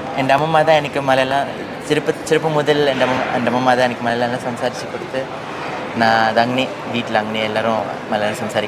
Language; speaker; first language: Malayalam; early bilingual, heritage; Malayalam